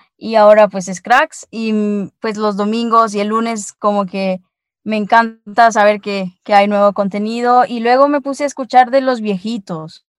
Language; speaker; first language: Spanish; native; Spanish